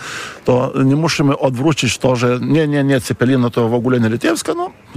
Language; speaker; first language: Polish; non-native, fluent; Lithuanian